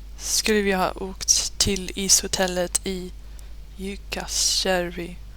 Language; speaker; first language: Swedish; non-native, learner; Dutch